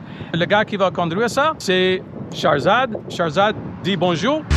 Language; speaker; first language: French; non-native, local second language; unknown